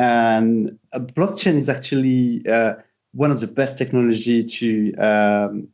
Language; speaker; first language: English; non-native, fluent; French